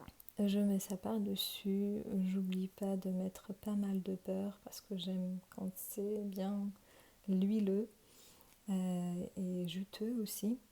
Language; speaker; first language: French; non-native, fluent; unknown